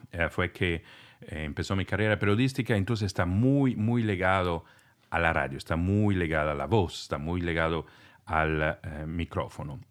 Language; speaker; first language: Spanish; non-native, fluent; Italian